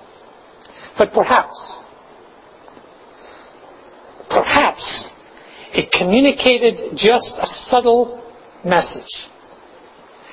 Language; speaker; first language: English; native; English